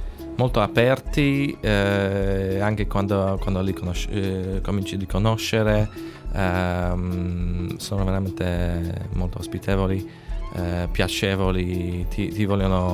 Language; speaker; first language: Italian; non-native, fluent; Polish